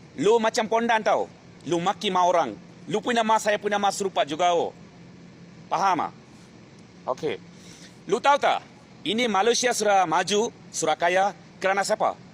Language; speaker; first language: Malay; non-native, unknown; Bangla